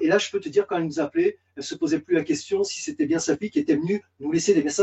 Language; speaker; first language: French; native; French